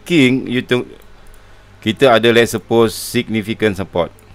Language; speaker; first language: English; non-native, local second language; Malay